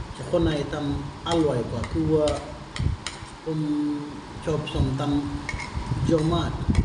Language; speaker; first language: Thai; non-native, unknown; Urdu